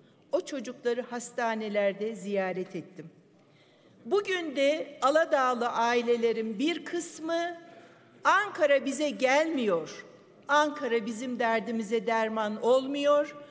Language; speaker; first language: Turkish; native; Turkish